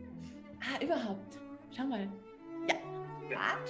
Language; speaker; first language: German; native; German